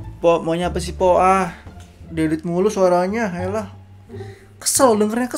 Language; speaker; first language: Indonesian; native; Indonesian